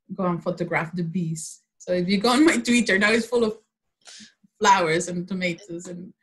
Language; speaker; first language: English; non-native, fluent; Spanish